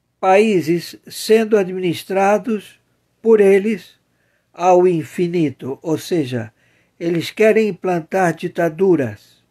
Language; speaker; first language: Portuguese; native; Portuguese